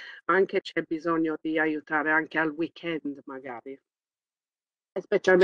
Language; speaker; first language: Italian; early bilingual, heritage; English